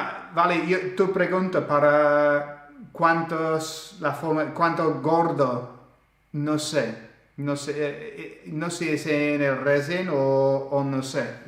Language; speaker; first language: Spanish; non-native, learner; English